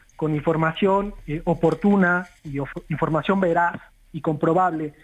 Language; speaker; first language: Spanish; native; Spanish